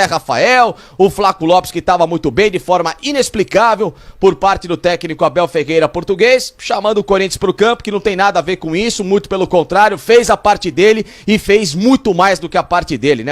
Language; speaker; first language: Portuguese; native; Portuguese